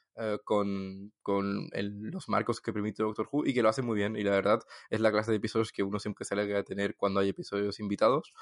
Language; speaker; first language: Spanish; non-native, fluent; French